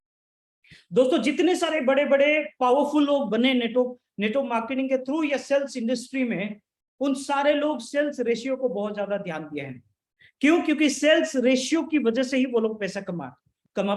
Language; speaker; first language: Hindi; native; Hindi